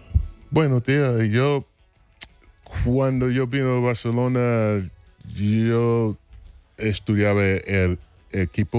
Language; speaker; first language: Spanish; non-native, fluent; English